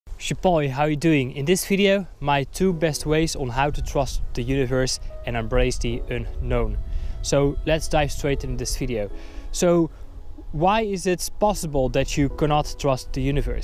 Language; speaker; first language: English; non-native, fluent; Dutch